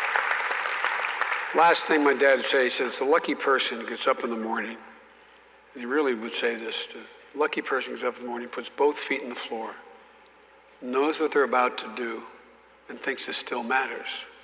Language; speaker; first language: English; native; English